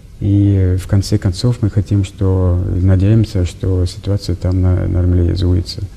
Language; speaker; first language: Russian; non-native, fluent; Norwegian